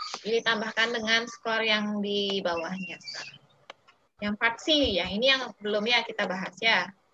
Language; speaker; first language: Indonesian; non-native, local second language; Balinese